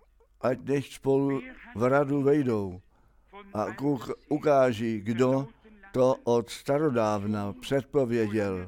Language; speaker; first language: Czech; non-native, fluent; German